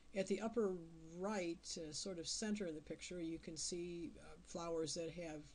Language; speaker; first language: English; native; English